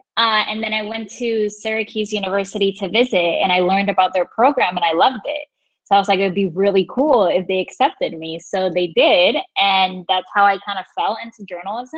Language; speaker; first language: English; non-native, fluent; Spanish